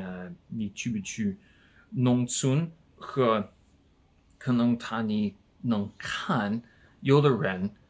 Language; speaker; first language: Chinese; non-native, learner; English